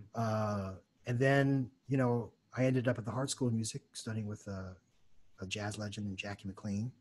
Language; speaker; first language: English; native; English